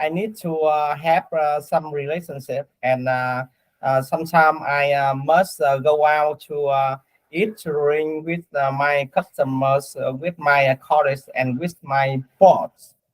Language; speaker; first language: English; non-native, learner; Vietnamese